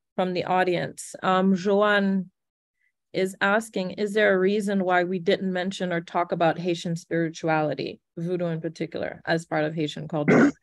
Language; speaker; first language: English; early bilingual, other home language; Haitian Creole